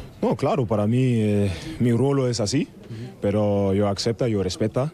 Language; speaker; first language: Spanish; non-native, fluent; German